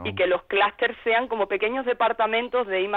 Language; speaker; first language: Spanish; native; Spanish